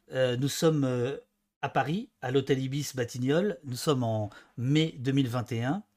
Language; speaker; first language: French; native; French